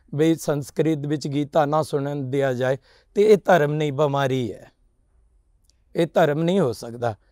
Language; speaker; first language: Punjabi; non-native, local second language; Hindi